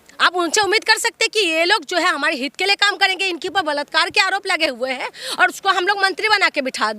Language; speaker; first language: Hindi; non-native, local second language; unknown